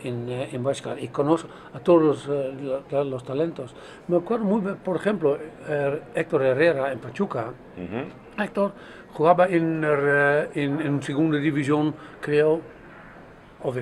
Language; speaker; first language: Spanish; non-native, fluent; Dutch